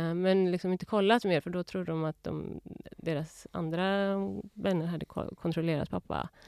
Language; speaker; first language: Swedish; early bilingual, other home language; Persian